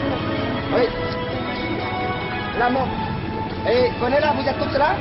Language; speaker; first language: French; non-native, learner; Vietnamese